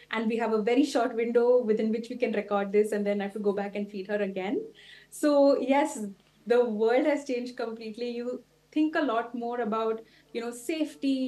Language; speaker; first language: English; non-native, local second language; Tulu